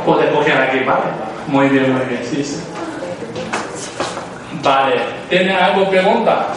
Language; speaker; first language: Spanish; non-native, learner; Tibetan